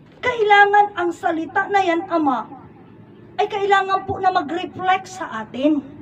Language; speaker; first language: Filipino; non-native, local second language; Iloko